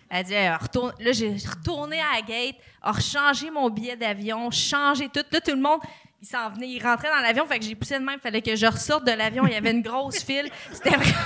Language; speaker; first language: French; native; French